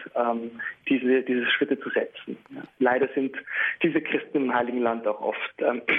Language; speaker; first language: German; early bilingual, heritage; German